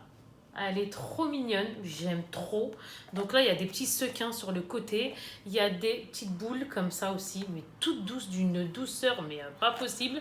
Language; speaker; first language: French; native; French